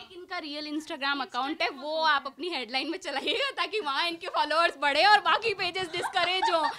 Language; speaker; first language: Hindi; native; Hindi